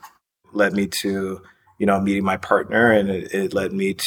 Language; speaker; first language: English; native; English